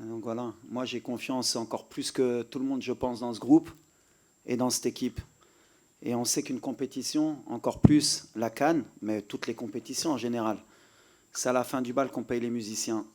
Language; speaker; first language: French; native; French